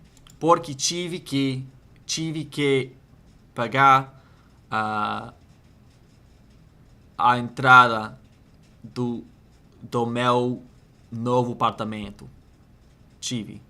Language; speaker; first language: Portuguese; non-native, learner; English